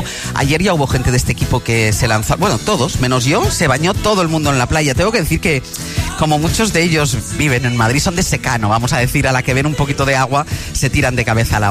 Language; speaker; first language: Spanish; native; Spanish